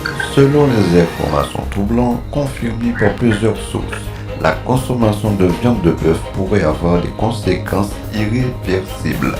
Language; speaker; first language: French; native; French